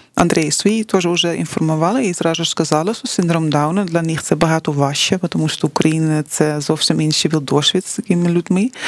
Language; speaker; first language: Ukrainian; non-native, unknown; Dutch